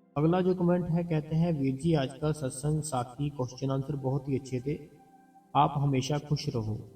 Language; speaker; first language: Hindi; non-native, local second language; Punjabi